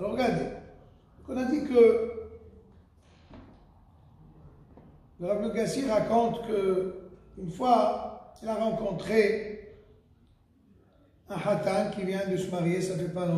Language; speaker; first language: French; native; French